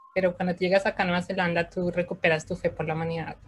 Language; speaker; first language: Spanish; native; Spanish